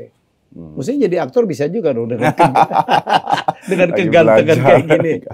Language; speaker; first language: Indonesian; native; Indonesian